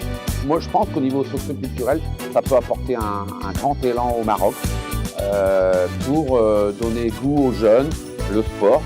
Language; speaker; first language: French; native; French